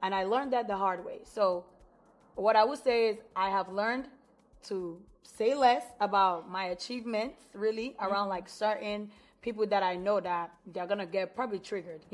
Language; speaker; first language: English; non-native, local second language; Yoruba